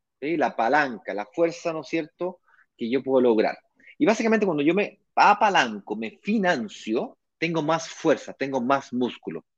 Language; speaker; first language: Spanish; native; Spanish